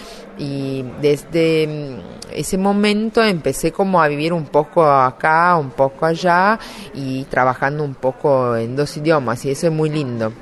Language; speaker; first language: Spanish; non-native, fluent; Italian